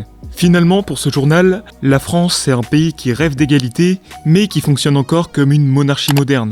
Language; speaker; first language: French; native; French